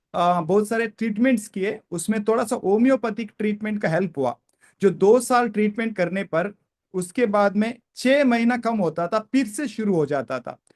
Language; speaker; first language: Hindi; non-native, local second language; Kannada